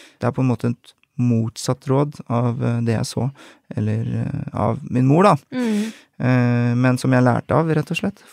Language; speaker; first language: Norwegian; early bilingual, other home language; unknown